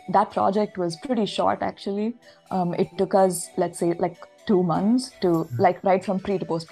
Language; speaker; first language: English; non-native, local second language; Tamil